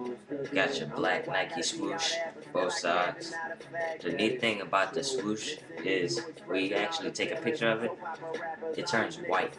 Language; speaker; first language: English; native; English